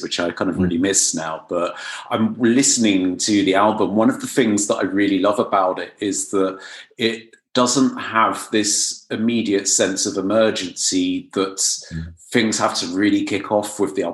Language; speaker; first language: English; native; English